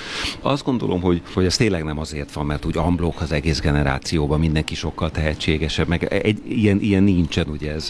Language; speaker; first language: Hungarian; native; Hungarian